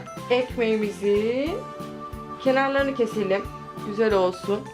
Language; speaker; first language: Turkish; native; Turkish